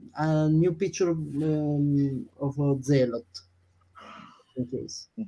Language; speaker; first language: English; non-native, learner; Italian